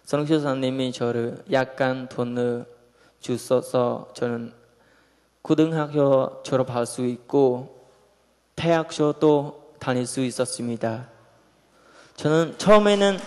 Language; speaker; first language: Korean; non-native, learner; Khmer